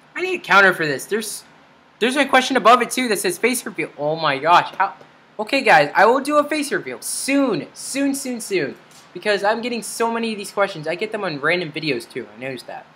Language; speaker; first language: English; native; English